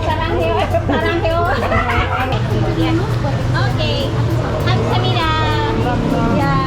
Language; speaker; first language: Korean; non-native, learner; Indonesian